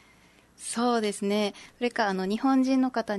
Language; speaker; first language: Japanese; native; Japanese